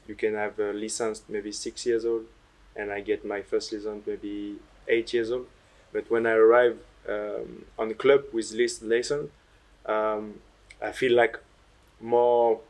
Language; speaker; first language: English; non-native, learner; French